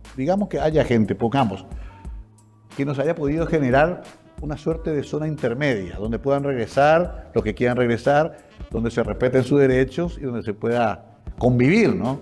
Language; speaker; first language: Spanish; native; Spanish